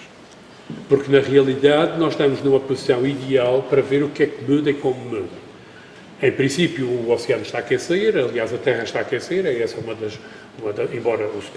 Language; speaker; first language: Portuguese; native; Portuguese